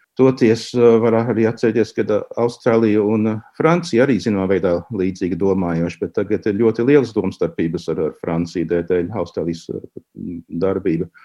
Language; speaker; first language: Latvian; native; Latvian